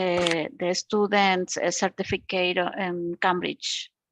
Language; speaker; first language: English; non-native, learner; Spanish